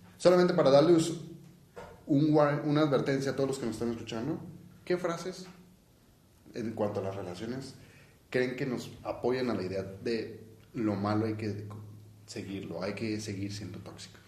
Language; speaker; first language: Spanish; native; Spanish